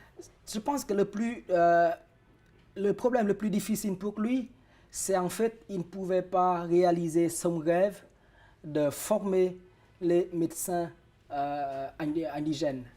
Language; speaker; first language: French; non-native, fluent; Vietnamese